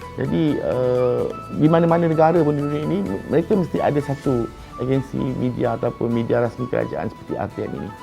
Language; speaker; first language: Malay; native; Malay